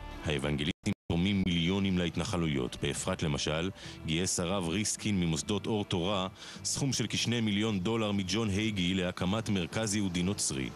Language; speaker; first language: Hebrew; native; Hebrew